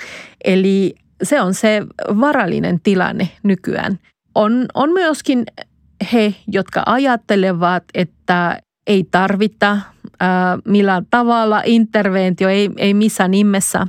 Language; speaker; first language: Finnish; non-native, fluent; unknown